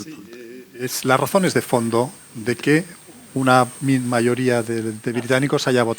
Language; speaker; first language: Spanish; native; Spanish